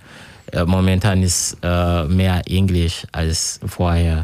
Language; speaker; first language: German; non-native, learner; Kinyarwanda